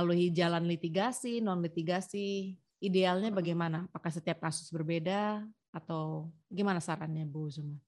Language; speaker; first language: Indonesian; native; Indonesian